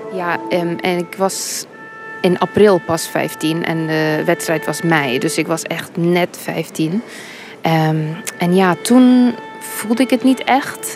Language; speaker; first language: Dutch; early bilingual, heritage; English